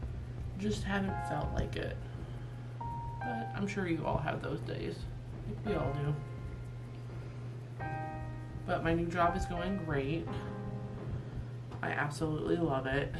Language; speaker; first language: English; native; English